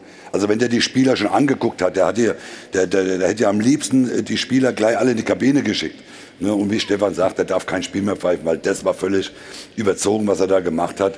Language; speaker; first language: German; native; German